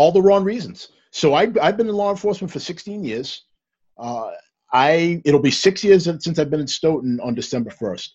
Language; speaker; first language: English; native; English